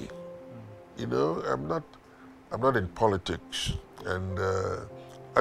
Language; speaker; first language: English; non-native, local second language; Igbo